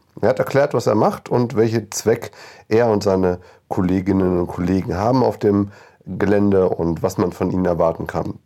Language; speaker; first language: German; native; German